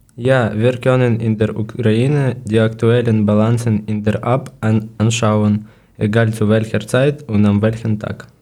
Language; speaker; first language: German; non-native, learner; Ukrainian